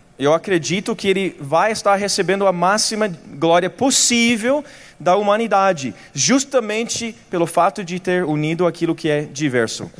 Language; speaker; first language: Portuguese; non-native, fluent; English